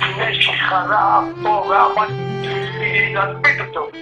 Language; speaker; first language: Hebrew; early bilingual, other home language; Arabic